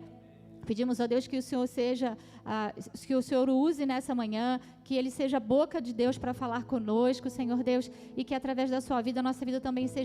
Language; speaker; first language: Portuguese; native; Portuguese